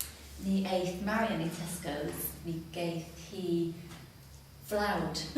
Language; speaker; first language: Welsh; non-native, learner; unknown